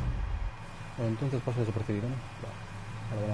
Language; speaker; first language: Spanish; native; Spanish